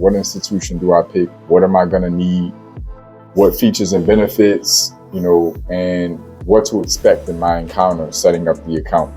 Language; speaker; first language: English; native; English